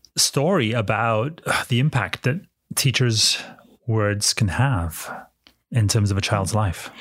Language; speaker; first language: English; native; English